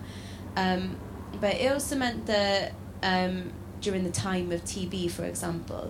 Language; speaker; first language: English; native; English